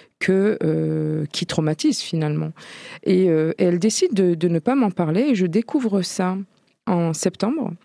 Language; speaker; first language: French; native; French